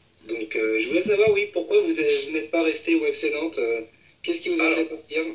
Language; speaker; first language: French; native; French